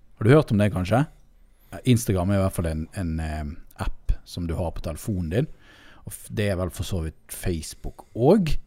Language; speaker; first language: Norwegian; native; Norwegian